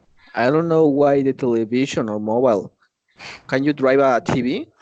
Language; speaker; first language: English; non-native, learner; Spanish